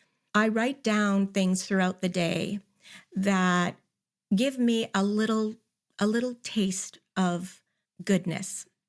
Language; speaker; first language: English; native; English